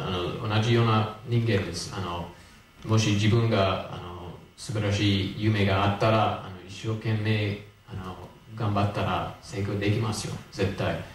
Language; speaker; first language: Japanese; non-native, fluent; English